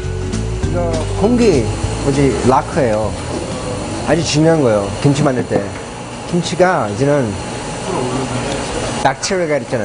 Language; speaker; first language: Korean; early bilingual, heritage; Korean